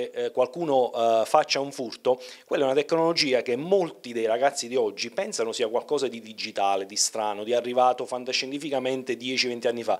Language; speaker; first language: Italian; native; Italian